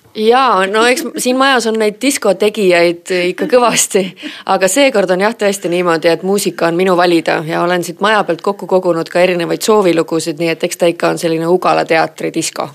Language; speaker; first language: Estonian; native; Estonian